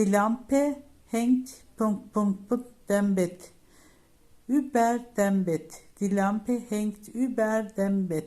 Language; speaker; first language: German; non-native, fluent; Turkish